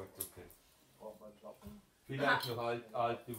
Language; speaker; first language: German; non-native, learner; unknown